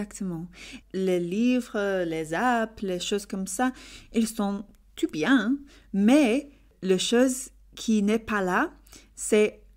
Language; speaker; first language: French; non-native, learner; English